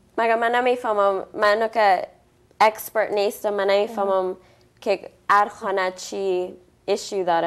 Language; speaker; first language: Persian; early bilingual, heritage; Persian